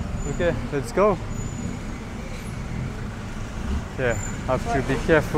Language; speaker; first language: English; non-native, fluent; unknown